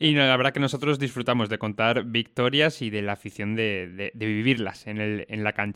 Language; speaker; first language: Spanish; native; Spanish